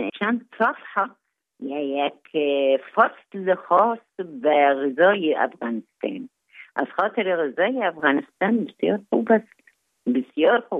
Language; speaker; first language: Persian; non-native, fluent; Arabic